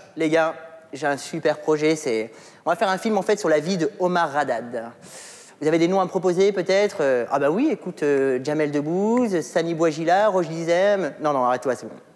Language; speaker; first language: French; early bilingual, other home language; Arabic